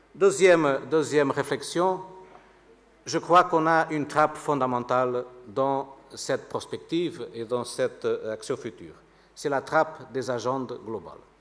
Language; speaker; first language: French; non-native, fluent; Portuguese